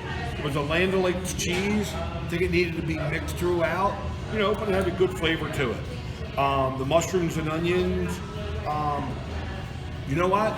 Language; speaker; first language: English; native; English